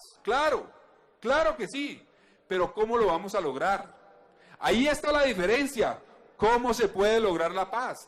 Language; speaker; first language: Spanish; native; Spanish